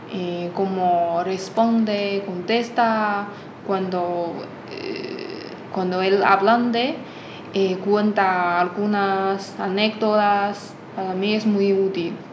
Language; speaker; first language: Spanish; non-native, fluent; Chinese